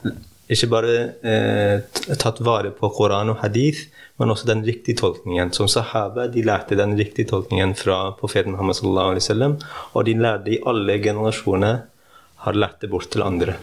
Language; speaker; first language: Norwegian; early bilingual, heritage; Norwegian